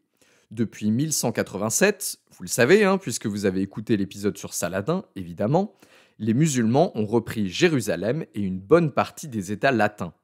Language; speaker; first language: French; native; French